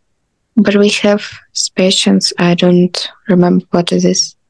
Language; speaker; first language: English; non-native, learner; Russian